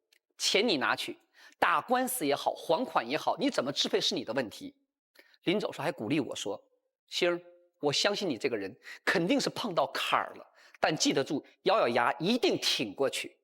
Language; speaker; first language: Chinese; native; Chinese